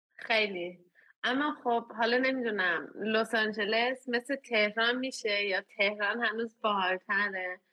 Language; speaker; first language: Persian; early bilingual, heritage; Persian